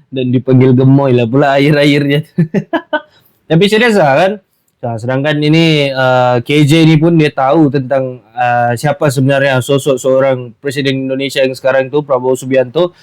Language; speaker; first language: Malay; native; Malay